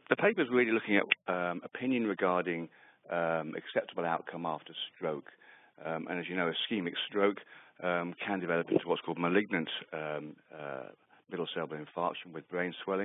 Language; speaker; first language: English; native; English